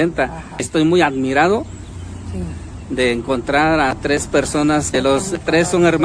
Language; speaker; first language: Spanish; native; Spanish